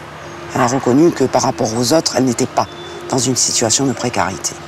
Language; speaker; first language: French; native; French